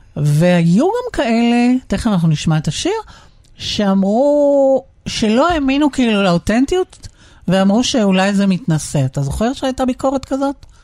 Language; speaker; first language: Hebrew; native; Hebrew